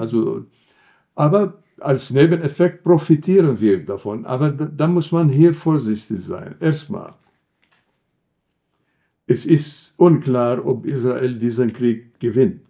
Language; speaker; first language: German; non-native, fluent; Arabic